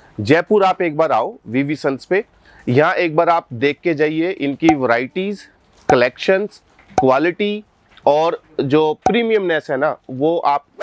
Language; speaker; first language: Hindi; native; Hindi